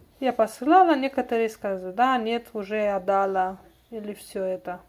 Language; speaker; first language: Russian; non-native, learner; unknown